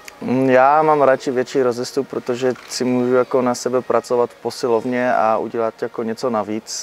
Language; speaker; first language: Czech; non-native, fluent; Dutch